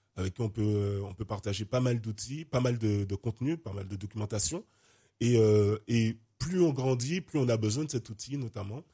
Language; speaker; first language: French; native; French